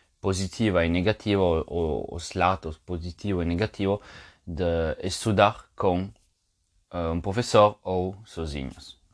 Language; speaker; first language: Portuguese; non-native, fluent; Italian